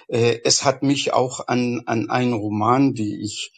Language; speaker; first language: German; non-native, fluent; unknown